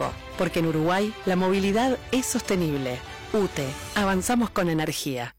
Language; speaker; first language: Spanish; native; Spanish